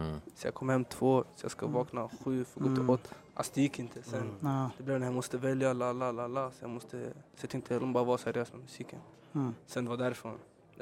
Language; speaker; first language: Swedish; early bilingual, other home language; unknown